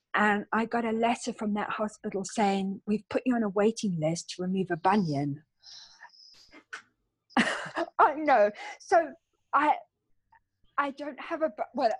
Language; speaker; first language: English; native; English